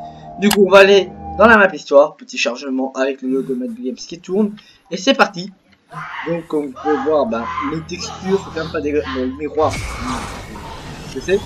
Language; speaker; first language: French; native; French